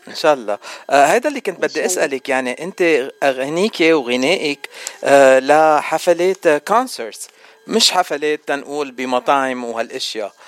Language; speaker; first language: Arabic; native; Arabic